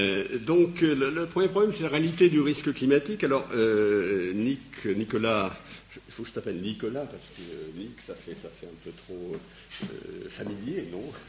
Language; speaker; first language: French; native; French